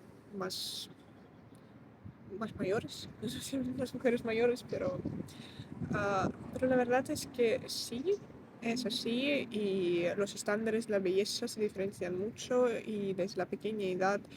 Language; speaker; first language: Spanish; non-native, fluent; Russian